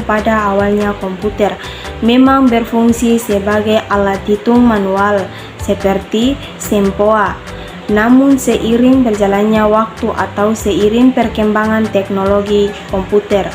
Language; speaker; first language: Indonesian; native; Indonesian